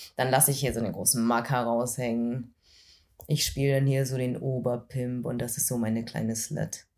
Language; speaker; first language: German; early bilingual, other home language; Vietnamese